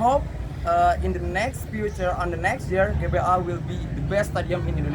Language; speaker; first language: English; non-native, learner; Indonesian